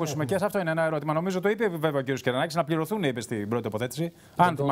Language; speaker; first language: Greek; native; Greek